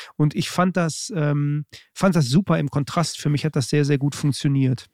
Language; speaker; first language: German; native; German